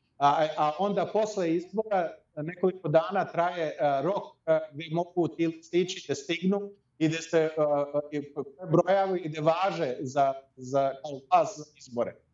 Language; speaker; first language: Serbian; early bilingual, heritage; Serbian